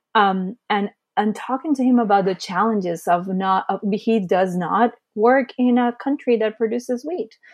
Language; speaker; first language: English; early bilingual, other home language; Spanish